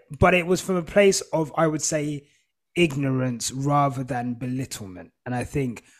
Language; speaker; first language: English; native; English